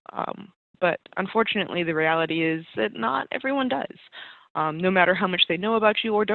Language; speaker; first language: English; native; English